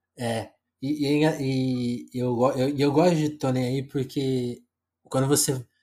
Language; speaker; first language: Portuguese; native; Portuguese